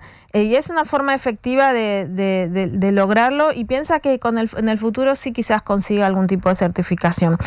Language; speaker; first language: Spanish; native; Spanish